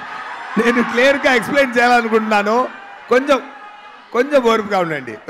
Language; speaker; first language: Telugu; non-native, learner; Tamil